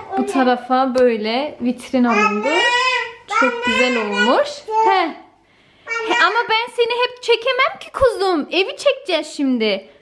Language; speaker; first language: Turkish; early bilingual, heritage; Turkish